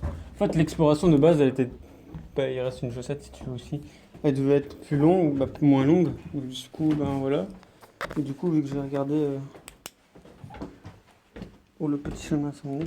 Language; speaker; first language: French; native; French